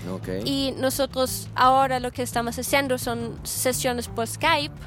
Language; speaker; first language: Spanish; non-native, fluent; German